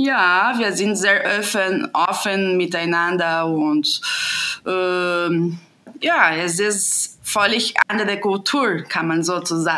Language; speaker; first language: German; non-native, fluent; Portuguese